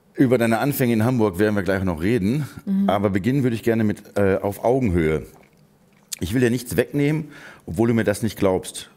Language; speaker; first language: German; native; German